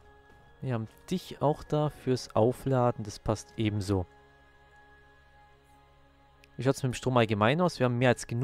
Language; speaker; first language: German; native; German